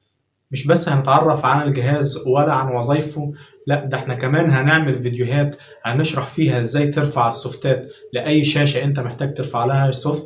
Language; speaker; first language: Arabic; native; Arabic